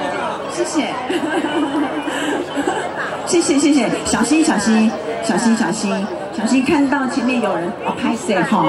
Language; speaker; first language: Chinese; native; Chinese